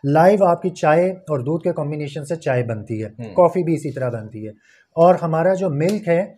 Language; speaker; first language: Urdu; non-native, local second language; Punjabi